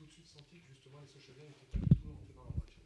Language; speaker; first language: French; native; French